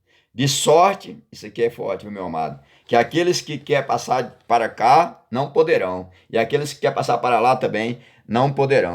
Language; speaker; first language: Portuguese; native; Portuguese